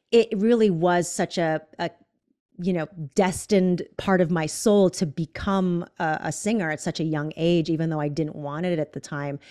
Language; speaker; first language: English; native; English